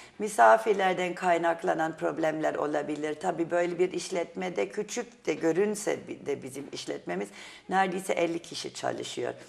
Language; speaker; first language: Turkish; non-native, fluent; German